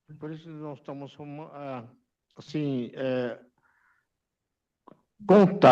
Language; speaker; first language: Portuguese; non-native, local second language; Yanomámi